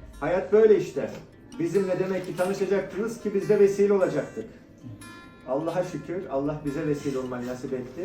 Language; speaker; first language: Turkish; native; Turkish